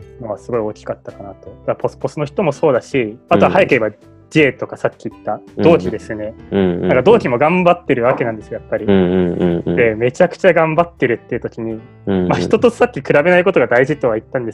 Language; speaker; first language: Japanese; native; Japanese